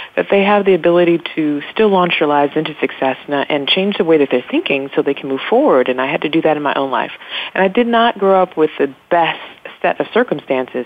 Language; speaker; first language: English; native; English